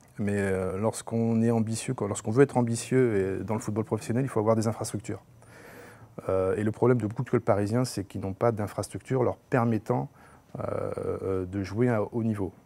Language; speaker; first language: French; native; French